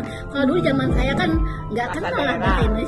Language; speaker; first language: Indonesian; non-native, local second language; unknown